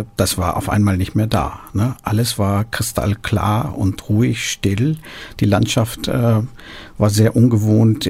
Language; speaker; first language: German; early bilingual, other home language; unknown